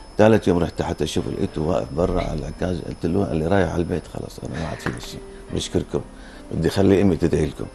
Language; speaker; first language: Arabic; native; Arabic